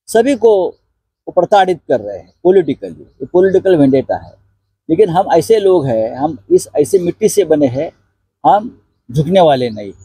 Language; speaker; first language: Hindi; non-native, local second language; Marathi